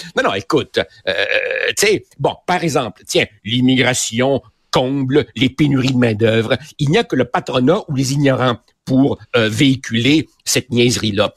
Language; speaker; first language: French; native; French